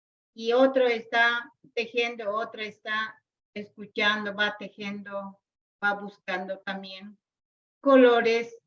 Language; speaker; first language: Spanish; non-native, local second language; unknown